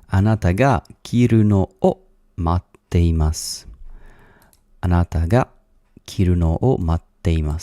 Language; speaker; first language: Japanese; non-native, learner; Italian